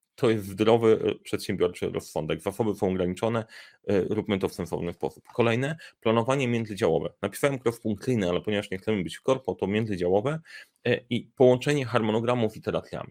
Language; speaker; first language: Polish; native; Polish